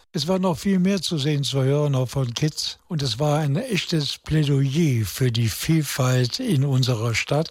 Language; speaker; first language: German; native; German